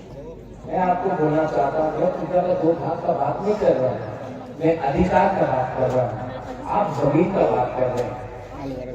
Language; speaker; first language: Hindi; non-native, local second language; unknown